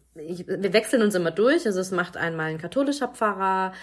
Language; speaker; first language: German; native; German